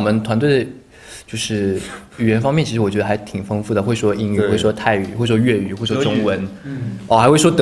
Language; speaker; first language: Chinese; native; Chinese